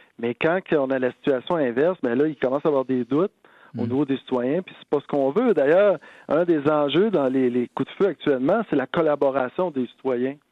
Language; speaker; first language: French; native; French